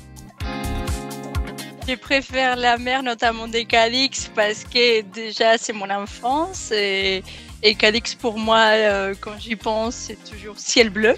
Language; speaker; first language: French; non-native, fluent; Spanish